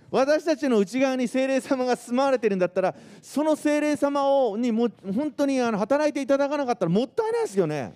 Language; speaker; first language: Japanese; native; Japanese